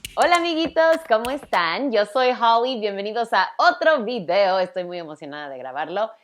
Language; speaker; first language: Spanish; early bilingual, other home language; English